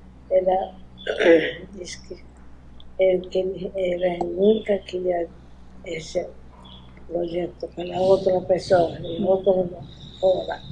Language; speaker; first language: Portuguese; non-native, learner; Japanese